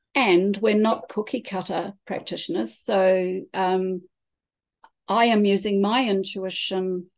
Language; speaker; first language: English; native; English